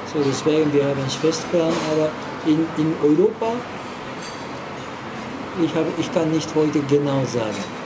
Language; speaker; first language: German; non-native, learner; Japanese